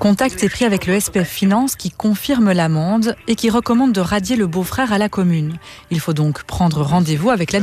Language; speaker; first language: French; native; French